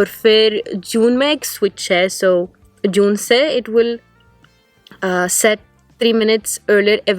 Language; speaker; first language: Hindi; non-native, fluent; Norwegian